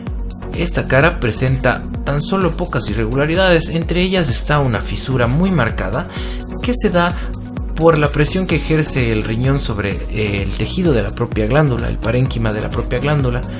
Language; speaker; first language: Spanish; native; Spanish